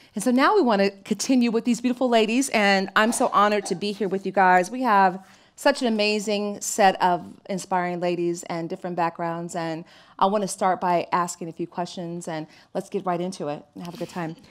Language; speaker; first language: English; native; English